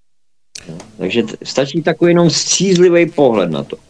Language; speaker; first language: Czech; native; Czech